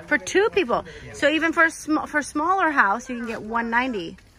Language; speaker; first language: English; native; English